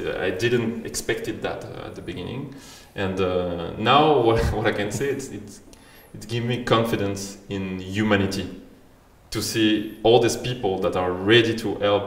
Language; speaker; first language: English; non-native, fluent; French